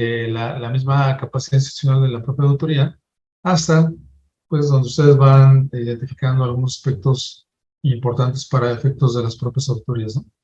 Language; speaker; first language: Spanish; native; Spanish